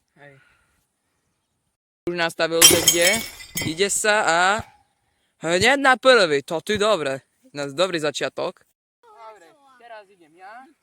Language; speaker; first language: Slovak; native; Slovak